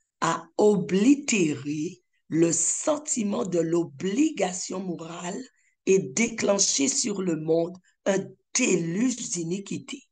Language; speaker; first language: French; native; French